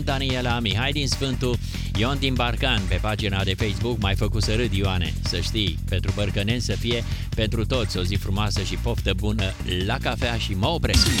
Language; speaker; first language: Romanian; native; Romanian